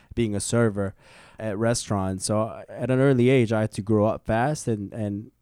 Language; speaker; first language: English; early bilingual, other home language; Korean